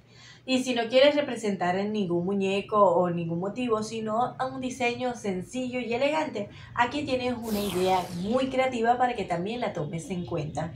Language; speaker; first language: Spanish; native; Spanish